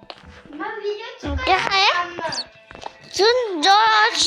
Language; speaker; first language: Turkish; non-native, learner; Uzbek